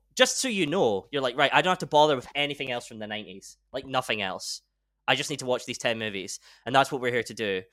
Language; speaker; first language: English; native; English